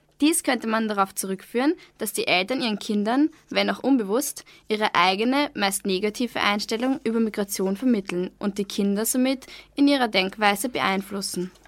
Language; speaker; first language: German; native; German